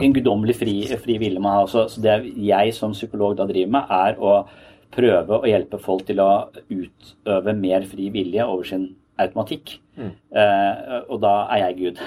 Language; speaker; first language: Norwegian; native; Norwegian